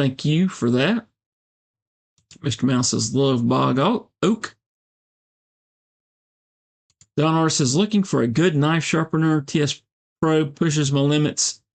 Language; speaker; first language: English; native; English